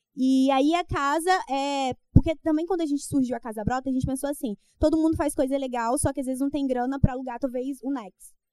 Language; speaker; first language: Portuguese; native; Portuguese